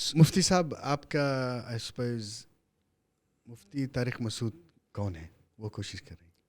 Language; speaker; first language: Urdu; early bilingual, heritage; Urdu